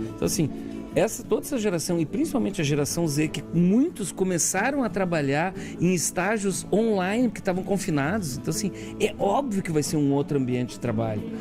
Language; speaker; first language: Portuguese; native; Portuguese